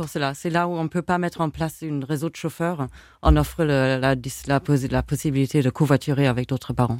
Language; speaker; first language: French; non-native, fluent; German